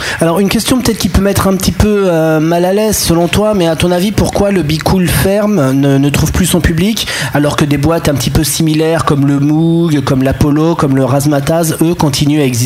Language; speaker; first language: French; native; French